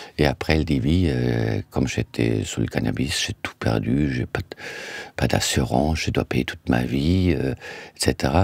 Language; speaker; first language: French; non-native, fluent; German